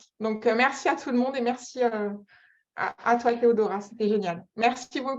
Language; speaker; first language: French; native; French